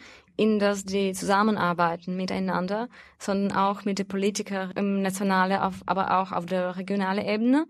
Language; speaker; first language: German; non-native, fluent; Russian